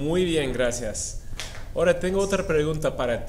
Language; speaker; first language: Spanish; non-native, fluent; English